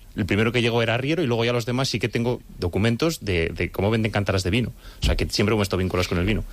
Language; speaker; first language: Spanish; native; Spanish